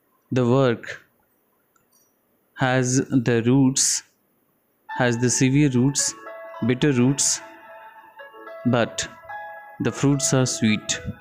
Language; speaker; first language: English; non-native, local second language; Hindi